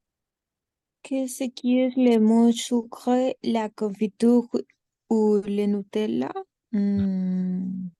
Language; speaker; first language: French; non-native, learner; Spanish